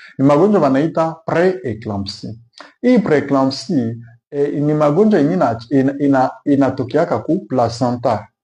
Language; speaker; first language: Swahili; native; Swahili